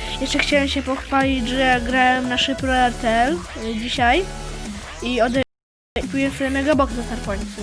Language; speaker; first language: Polish; native; Polish